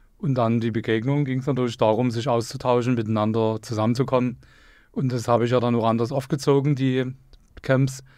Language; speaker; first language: German; native; German